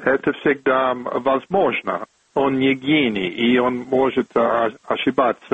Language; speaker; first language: Russian; non-native, fluent; English